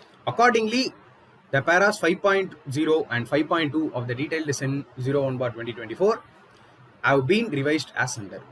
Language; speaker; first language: English; non-native, local second language; Tamil